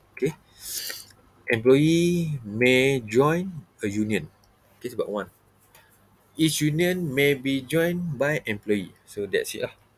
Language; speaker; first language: English; non-native, local second language; Malay